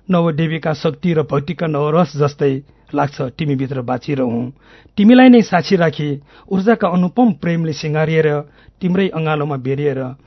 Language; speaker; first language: Nepali; non-native, local second language; Newari